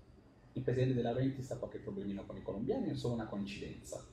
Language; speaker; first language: Italian; native; Italian